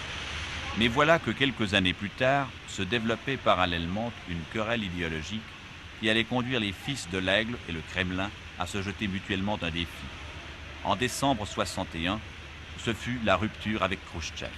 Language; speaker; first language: French; native; French